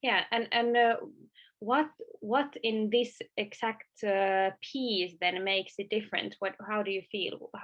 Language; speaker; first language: English; non-native, fluent; Finnish